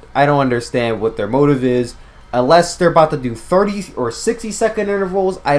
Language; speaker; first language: English; native; English